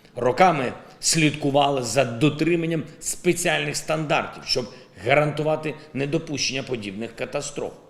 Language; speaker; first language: Ukrainian; non-native, local second language; Russian